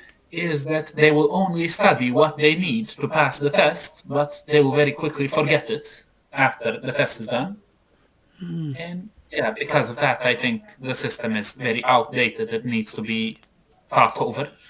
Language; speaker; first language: English; non-native, fluent; Serbian